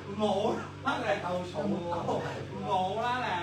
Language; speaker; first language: Cantonese; native; Cantonese